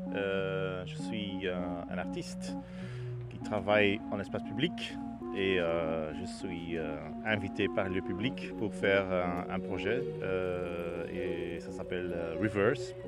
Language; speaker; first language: French; non-native, learner; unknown